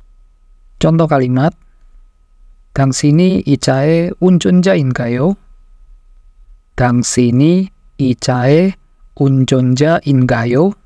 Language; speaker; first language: Korean; non-native, fluent; Indonesian